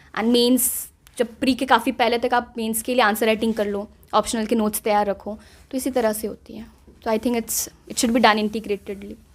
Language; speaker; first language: Hindi; non-native, local second language; Assamese